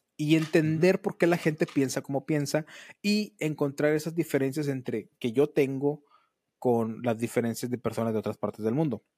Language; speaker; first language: Spanish; early bilingual, heritage; Spanish